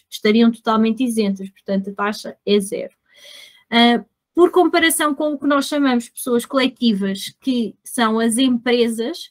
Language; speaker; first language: Portuguese; native; Portuguese